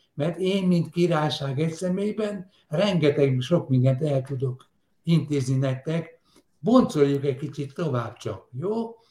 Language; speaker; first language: Hungarian; native; Hungarian